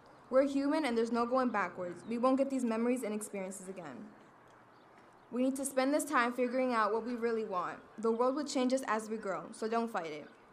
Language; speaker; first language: English; early bilingual, other home language; Spanish